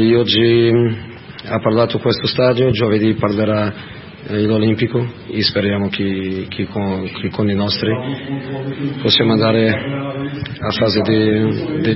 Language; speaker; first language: Italian; non-native, fluent; Portuguese